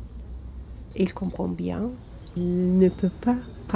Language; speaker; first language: French; non-native, learner; Kurdish